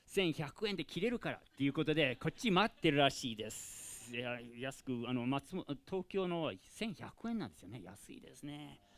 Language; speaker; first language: Japanese; non-native, fluent; English